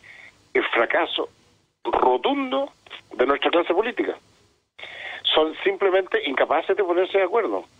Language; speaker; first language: Spanish; native; Spanish